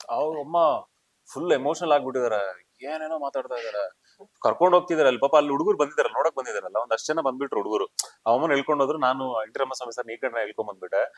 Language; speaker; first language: Kannada; native; Kannada